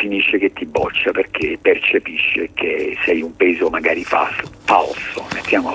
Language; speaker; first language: Italian; native; Italian